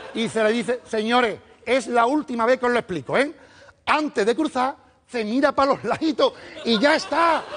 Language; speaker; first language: Spanish; native; Spanish